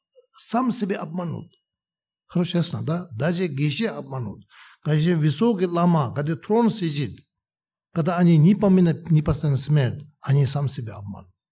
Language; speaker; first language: Russian; non-native, learner; Tibetan